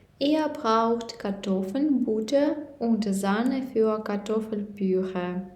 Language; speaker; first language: German; non-native, fluent; Ukrainian